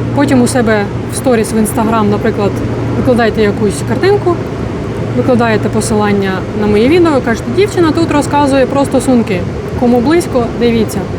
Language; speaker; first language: Ukrainian; non-native, local second language; Russian